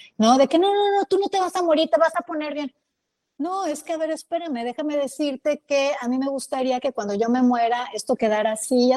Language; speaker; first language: Spanish; native; Spanish